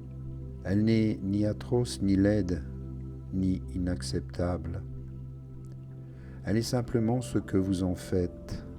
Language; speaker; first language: French; native; French